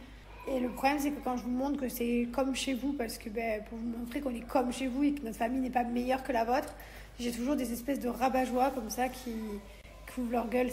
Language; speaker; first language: French; native; French